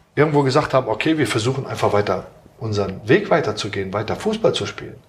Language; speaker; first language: German; native; German